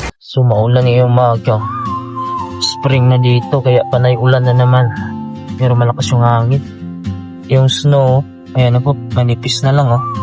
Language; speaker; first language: Filipino; non-native, local second language; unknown